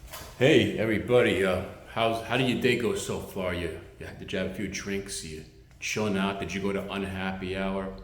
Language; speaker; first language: English; native; English